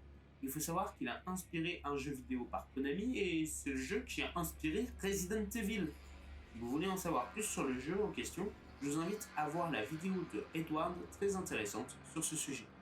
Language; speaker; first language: French; native; French